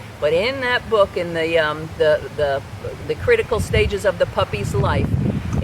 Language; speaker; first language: English; native; English